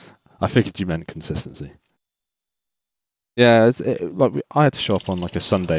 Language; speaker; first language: English; native; English